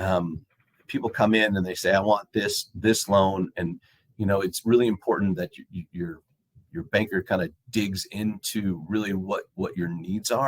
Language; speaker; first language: English; native; English